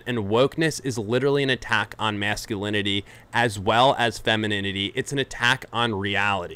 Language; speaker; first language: English; native; English